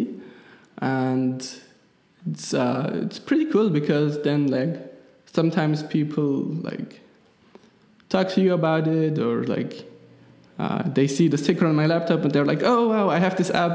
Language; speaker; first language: English; non-native, fluent; German